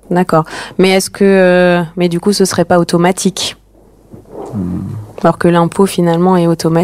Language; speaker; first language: French; native; French